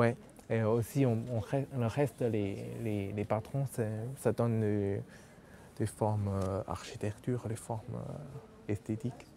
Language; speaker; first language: French; non-native, local second language; Chinese